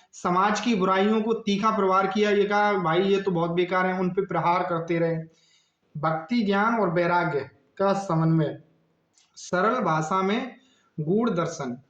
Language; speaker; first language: Hindi; native; Hindi